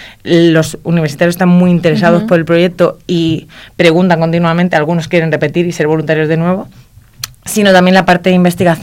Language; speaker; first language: Spanish; native; Spanish